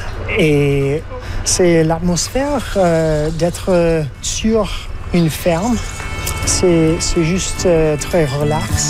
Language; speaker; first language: French; non-native, fluent; English